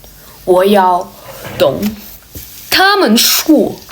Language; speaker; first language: Chinese; non-native, learner; English